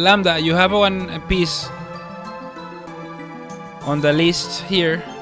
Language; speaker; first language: English; early bilingual, other home language; Spanish